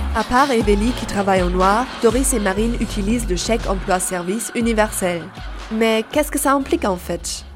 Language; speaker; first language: French; native; French